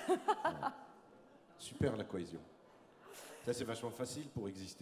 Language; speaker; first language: French; native; French